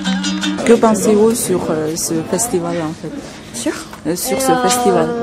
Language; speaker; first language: French; non-native, fluent; Uyghur